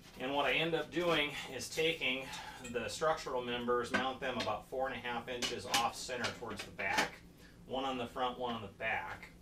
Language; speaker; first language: English; native; English